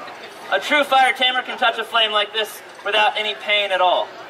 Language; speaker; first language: English; native; English